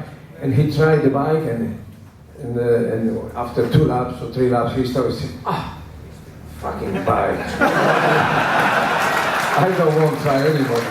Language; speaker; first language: English; non-native, learner; Italian